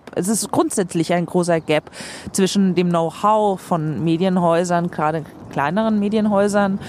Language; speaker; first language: German; non-native, fluent; Swedish